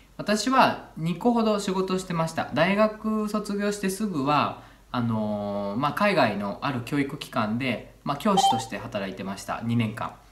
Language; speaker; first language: Japanese; native; Japanese